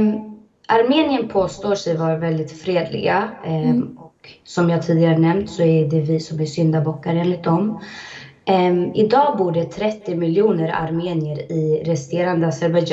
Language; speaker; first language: Swedish; early bilingual, other home language; Azerbaijani